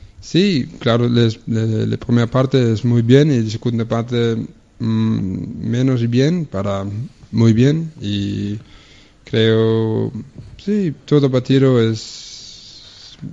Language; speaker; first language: Spanish; non-native, learner; Danish